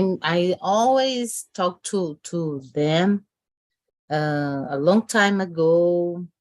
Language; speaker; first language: English; non-native, learner; Portuguese